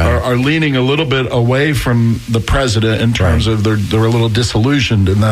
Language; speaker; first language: English; native; English